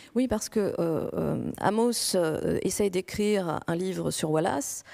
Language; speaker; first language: French; non-native, fluent; Greek